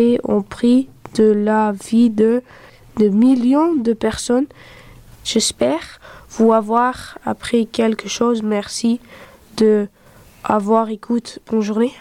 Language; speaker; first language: French; early bilingual, other home language; Dutch